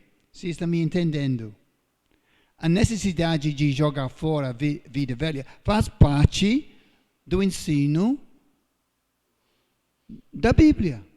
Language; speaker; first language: Portuguese; non-native, fluent; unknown